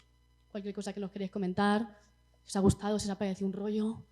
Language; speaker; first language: Spanish; native; Spanish